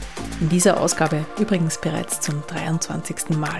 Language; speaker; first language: German; native; German